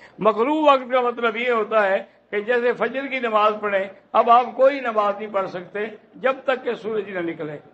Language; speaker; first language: Urdu; native; Urdu